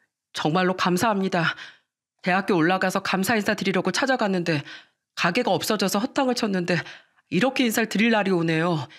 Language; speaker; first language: Korean; native; Korean